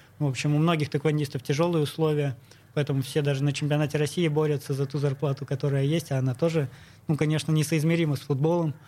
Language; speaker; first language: Russian; native; Russian